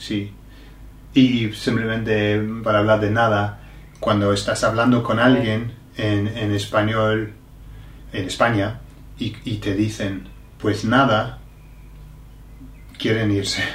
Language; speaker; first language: Spanish; non-native, fluent; English